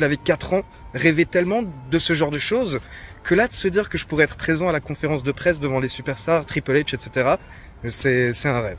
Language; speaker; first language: French; native; French